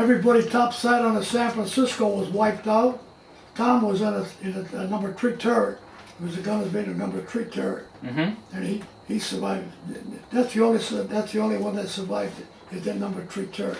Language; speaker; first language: English; native; English